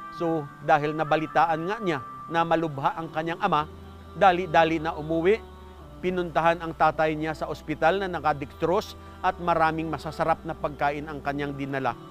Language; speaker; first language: Filipino; non-native, local second language; Hiligaynon